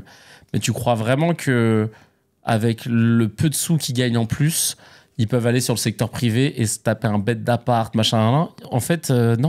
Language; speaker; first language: French; native; French